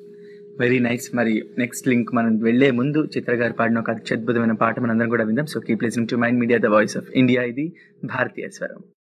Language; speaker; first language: Telugu; native; Telugu